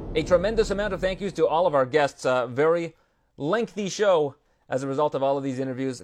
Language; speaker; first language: English; early bilingual, other home language; Lithuanian